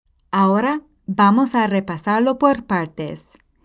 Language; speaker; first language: Spanish; non-native, fluent; English